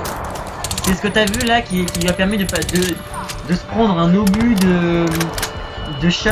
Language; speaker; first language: French; native; French